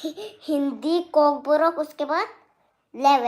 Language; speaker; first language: Hindi; non-native, local second language; Kok Borok